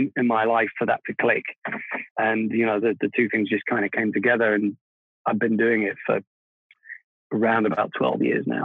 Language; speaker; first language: English; non-native, local second language; Czech